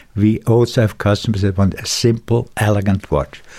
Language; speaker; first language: English; non-native, fluent; German